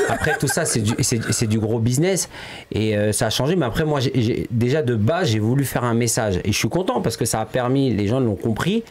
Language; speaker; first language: French; early bilingual, other home language; Arabic